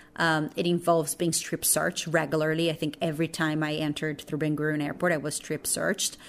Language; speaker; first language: English; non-native, fluent; Portuguese